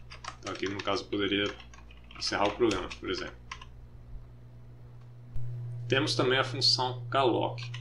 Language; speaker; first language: Portuguese; native; Portuguese